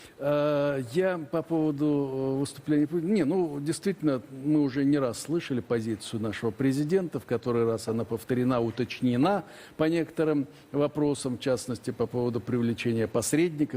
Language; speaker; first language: Russian; native; Russian